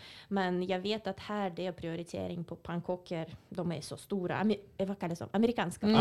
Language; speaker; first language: Swedish; non-native, fluent; Russian